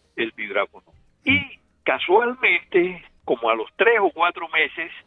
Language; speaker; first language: Spanish; native; Spanish